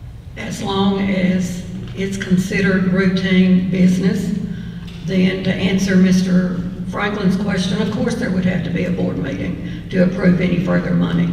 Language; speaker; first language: English; native; English